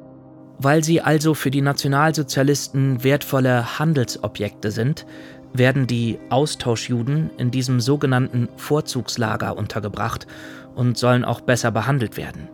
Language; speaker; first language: German; native; German